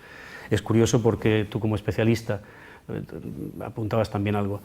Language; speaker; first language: Spanish; native; Spanish